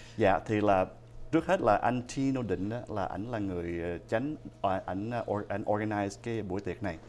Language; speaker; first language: Vietnamese; early bilingual, heritage; Vietnamese